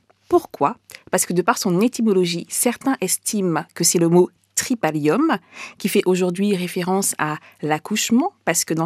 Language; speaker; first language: French; native; French